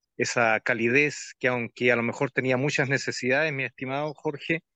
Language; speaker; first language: Spanish; native; Spanish